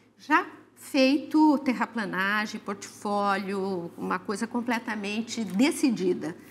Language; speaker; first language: Portuguese; native; Portuguese